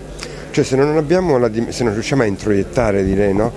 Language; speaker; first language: Italian; native; Italian